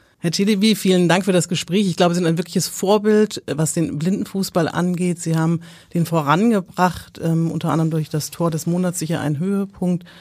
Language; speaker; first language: German; native; German